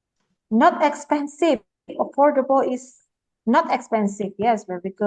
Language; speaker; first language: English; non-native, fluent; Indonesian